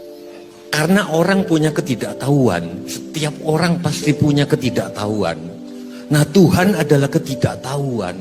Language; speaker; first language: Indonesian; non-native, local second language; Javanese